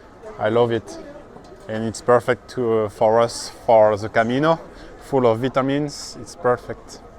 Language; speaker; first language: English; non-native, learner; French